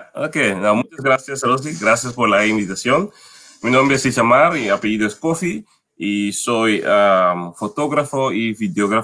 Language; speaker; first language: Spanish; non-native, fluent; Papiamento